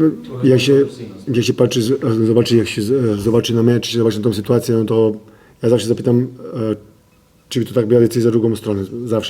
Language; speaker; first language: Polish; non-native, fluent; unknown